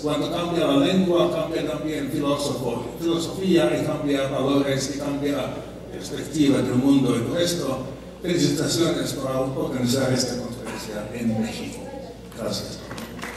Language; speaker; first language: Spanish; non-native, fluent; Finnish